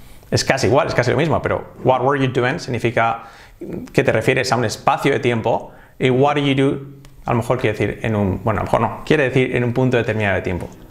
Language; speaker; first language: Spanish; native; Spanish